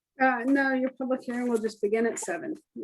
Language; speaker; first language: English; native; English